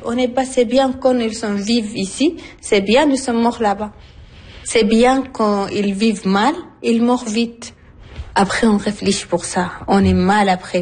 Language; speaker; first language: French; non-native, learner; Arabic